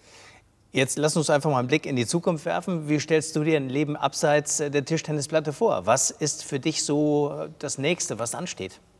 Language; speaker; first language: German; native; German